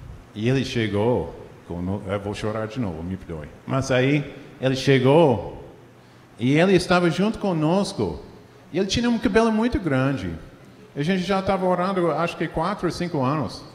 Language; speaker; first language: Portuguese; non-native, fluent; English